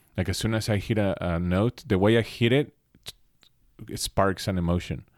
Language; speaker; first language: English; non-native, fluent; Spanish